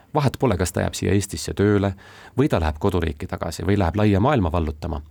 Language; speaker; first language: Estonian; native; Estonian